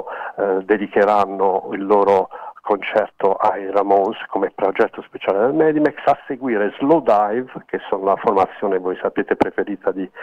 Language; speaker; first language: Italian; native; Italian